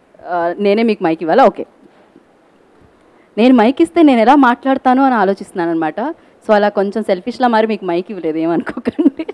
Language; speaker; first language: Telugu; native; Telugu